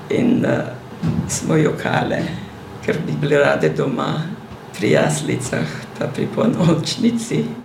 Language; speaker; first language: Slovenian; native; Slovenian